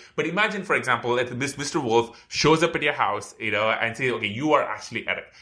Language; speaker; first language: English; non-native, local second language; Tamil